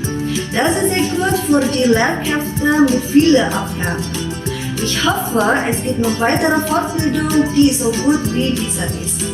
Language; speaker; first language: German; non-native, fluent; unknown